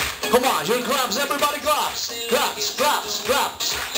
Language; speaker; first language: English; non-native, fluent; Spanish